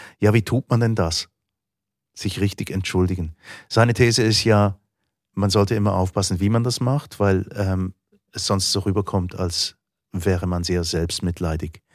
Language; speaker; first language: German; native; German